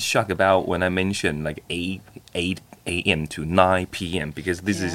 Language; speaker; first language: English; non-native, learner; Chinese